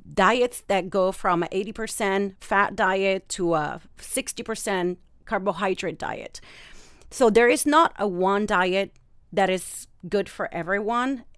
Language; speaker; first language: English; non-native, fluent; Italian